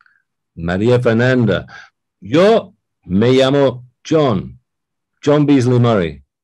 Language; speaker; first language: Spanish; non-native, fluent; English